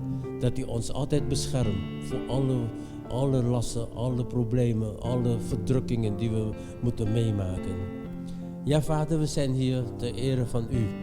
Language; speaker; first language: Dutch; non-native, fluent; Indonesian